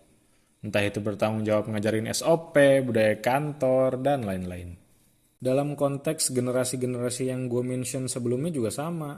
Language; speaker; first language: Indonesian; native; Indonesian